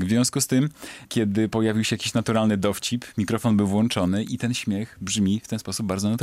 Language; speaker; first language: Polish; native; Polish